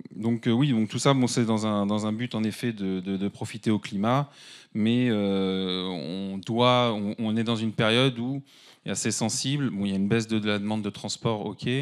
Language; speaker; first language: French; native; French